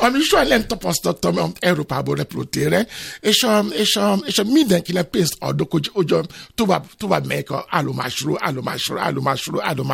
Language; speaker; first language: Hungarian; non-native, fluent; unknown